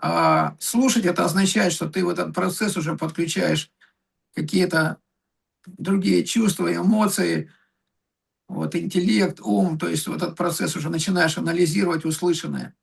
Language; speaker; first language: Russian; native; Russian